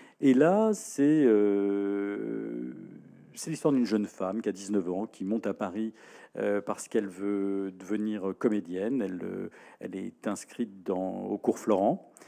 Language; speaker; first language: French; native; French